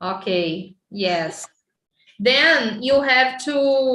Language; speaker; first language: English; non-native, fluent; Portuguese